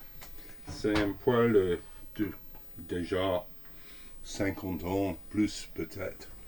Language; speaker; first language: French; non-native, fluent; English